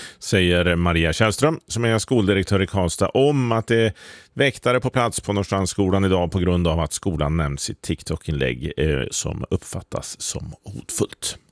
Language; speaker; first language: Swedish; native; Swedish